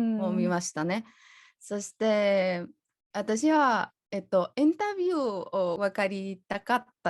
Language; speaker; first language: Japanese; non-native, learner; Spanish